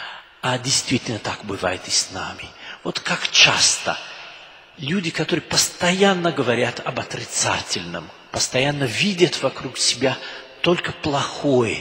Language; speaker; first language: Russian; non-native, fluent; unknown